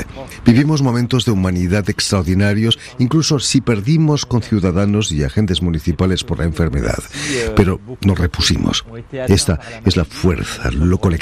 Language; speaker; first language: Spanish; native; Spanish